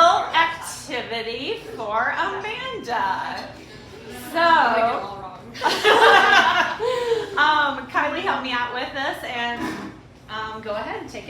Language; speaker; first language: English; native; English